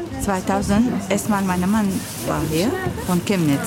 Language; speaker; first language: German; non-native, learner; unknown